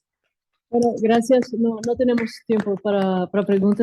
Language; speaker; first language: Spanish; non-native, fluent; Portuguese